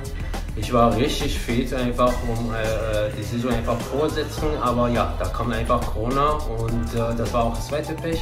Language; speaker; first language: German; non-native, fluent; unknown